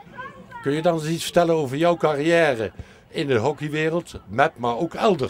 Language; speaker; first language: Dutch; native; Dutch